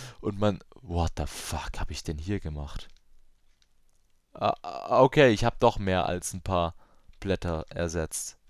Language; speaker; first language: German; native; German